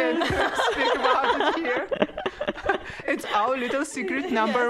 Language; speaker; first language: English; non-native, learner; Russian